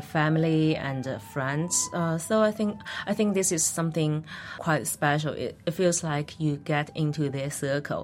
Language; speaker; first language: English; non-native, fluent; Chinese